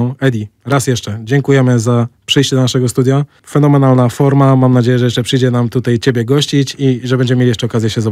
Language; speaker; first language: Polish; native; Polish